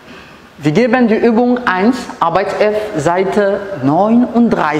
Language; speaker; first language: German; non-native, learner; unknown